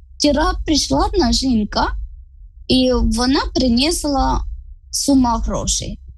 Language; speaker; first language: Ukrainian; non-native, fluent; Malayalam